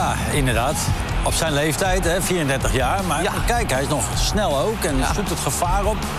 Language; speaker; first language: Dutch; native; Dutch